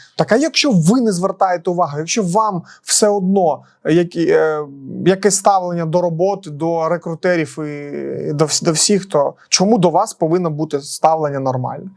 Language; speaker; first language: Ukrainian; non-native, local second language; Russian